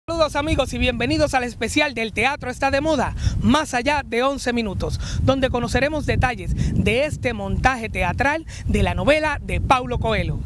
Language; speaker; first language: Spanish; native; Spanish